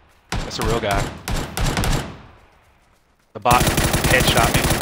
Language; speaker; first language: English; native; English